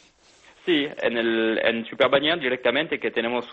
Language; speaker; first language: Spanish; non-native, fluent; French